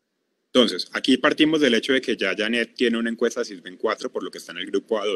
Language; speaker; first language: Spanish; native; Spanish